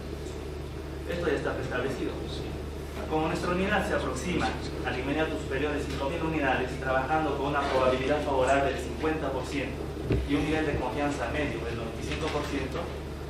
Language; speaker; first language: Spanish; native; Spanish